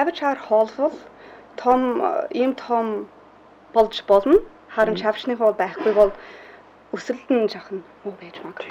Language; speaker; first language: Mongolian; non-native, fluent; English